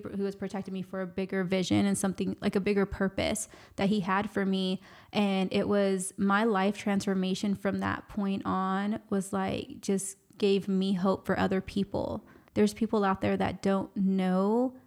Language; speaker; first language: English; native; English